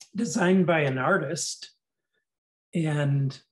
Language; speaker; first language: English; native; English